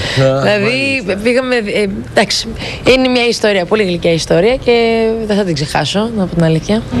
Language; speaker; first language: Greek; early bilingual, heritage; Greek